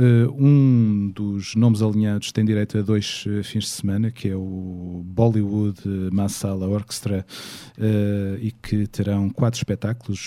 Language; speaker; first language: Portuguese; native; Portuguese